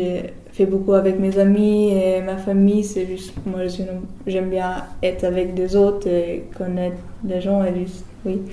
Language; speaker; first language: French; non-native, learner; German